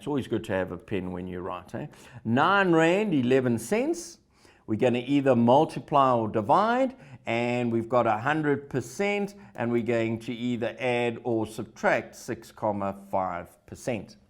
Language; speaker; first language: English; native; English